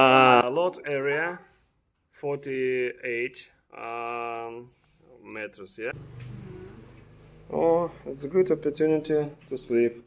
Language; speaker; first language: English; non-native, learner; Russian